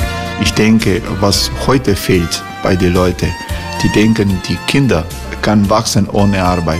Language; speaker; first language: German; non-native, fluent; Croatian